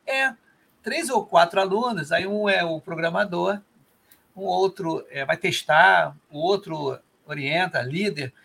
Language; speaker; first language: Portuguese; native; Portuguese